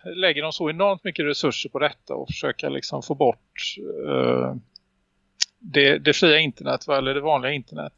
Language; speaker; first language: Swedish; native; Swedish